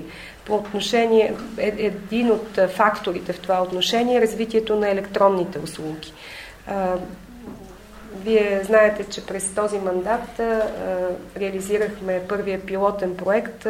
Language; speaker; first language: Bulgarian; native; Bulgarian